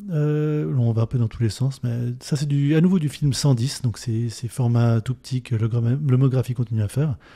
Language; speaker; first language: French; native; French